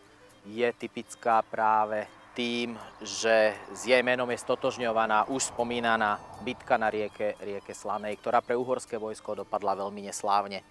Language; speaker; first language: Slovak; native; Slovak